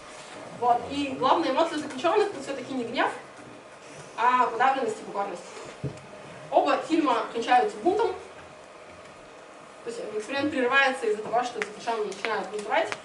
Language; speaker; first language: Russian; native; Russian